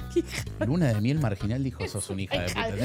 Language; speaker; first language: Spanish; native; Spanish